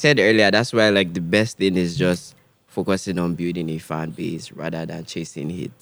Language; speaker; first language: English; non-native, local second language; Igbo